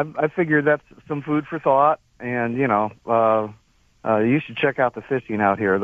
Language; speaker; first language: English; native; English